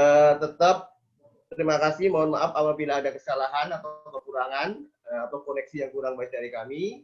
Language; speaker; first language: Indonesian; native; Indonesian